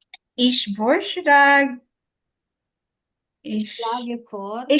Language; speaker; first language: German; non-native, learner; Filipino